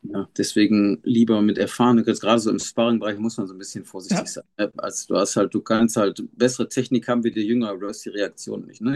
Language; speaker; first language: German; native; German